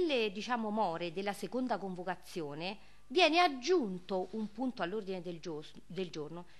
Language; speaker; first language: Italian; native; Italian